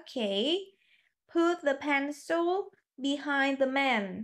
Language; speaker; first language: English; non-native, fluent; Vietnamese